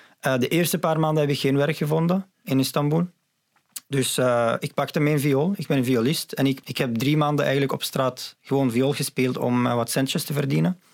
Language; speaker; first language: Dutch; non-native, fluent; Arabic